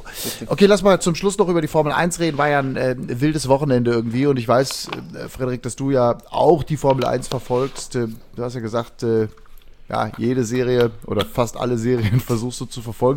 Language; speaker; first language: German; native; German